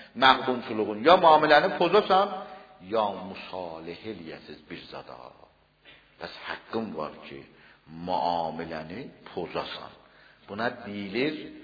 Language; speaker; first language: Persian; non-native, local second language; Azerbaijani